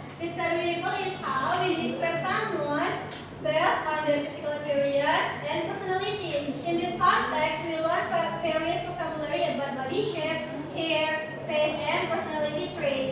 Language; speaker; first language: English; non-native, learner; Indonesian